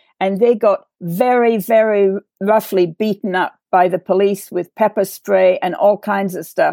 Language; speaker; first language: English; native; English